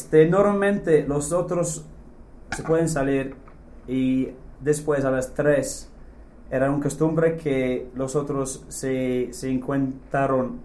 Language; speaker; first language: Spanish; non-native, fluent; English